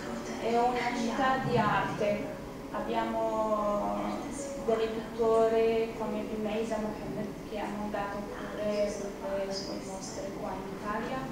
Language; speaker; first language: Italian; non-native, fluent; Arabic